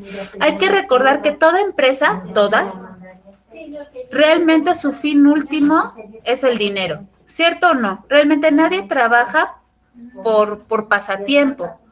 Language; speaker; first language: Spanish; native; Spanish